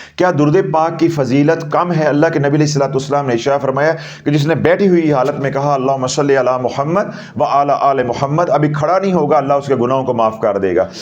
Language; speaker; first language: Urdu; non-native, local second language; Punjabi